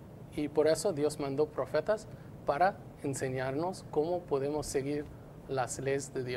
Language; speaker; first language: Spanish; non-native, fluent; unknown